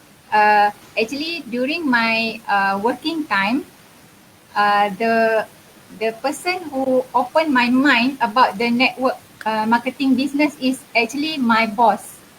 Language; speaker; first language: English; non-native, local second language; Malay